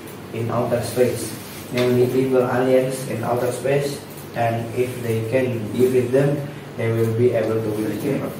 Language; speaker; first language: English; non-native, learner; Indonesian